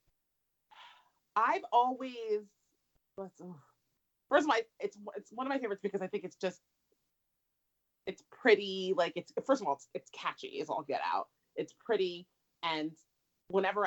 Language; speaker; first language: English; native; English